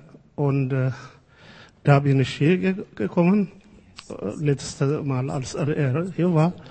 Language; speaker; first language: German; non-native, learner; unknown